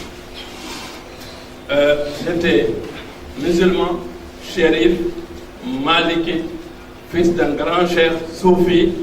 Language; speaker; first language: French; non-native, local second language; Fula